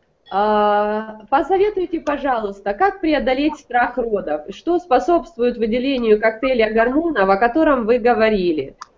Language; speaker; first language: Russian; native; Russian